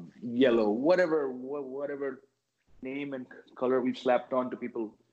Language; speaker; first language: English; native; English